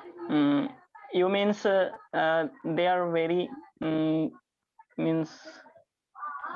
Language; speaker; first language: English; non-native, learner; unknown